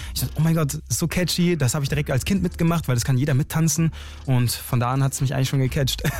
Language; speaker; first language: German; early bilingual, other home language; Chinese